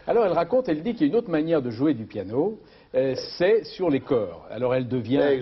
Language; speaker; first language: French; native; French